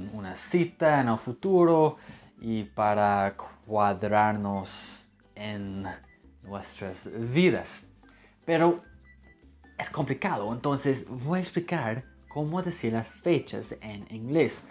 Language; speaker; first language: Spanish; non-native, fluent; English